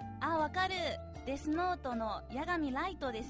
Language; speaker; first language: Japanese; non-native, fluent; Chinese